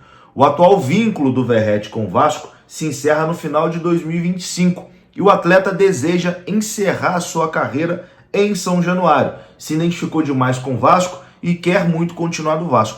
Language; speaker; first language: Portuguese; native; Portuguese